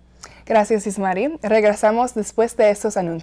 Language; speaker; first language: Spanish; non-native, learner; English